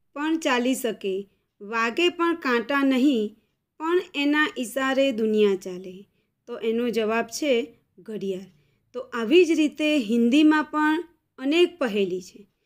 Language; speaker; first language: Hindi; non-native, local second language; Gujarati